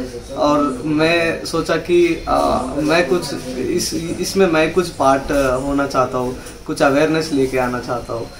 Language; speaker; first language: Hindi; non-native, local second language; Telugu